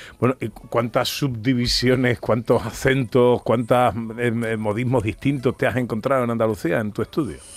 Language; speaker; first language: Spanish; native; Spanish